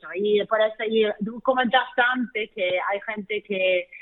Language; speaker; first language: Spanish; non-native, fluent; Swedish